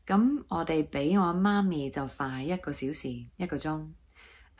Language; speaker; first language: Cantonese; non-native, fluent; English